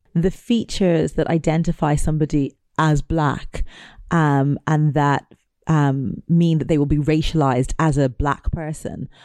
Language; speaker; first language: English; native; English